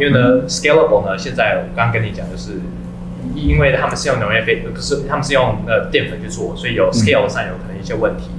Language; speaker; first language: Chinese; native; Chinese